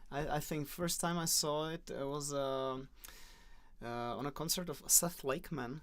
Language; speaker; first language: English; non-native, fluent; Czech